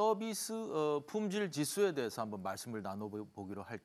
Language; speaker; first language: Korean; native; Korean